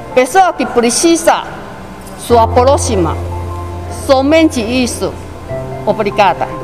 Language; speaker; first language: Portuguese; non-native, learner; Chinese